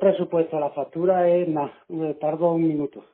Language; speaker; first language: Spanish; native; Spanish